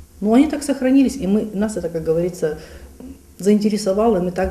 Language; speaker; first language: Russian; native; Russian